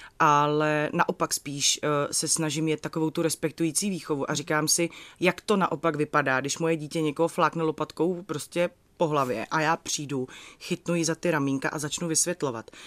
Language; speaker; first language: Czech; native; Czech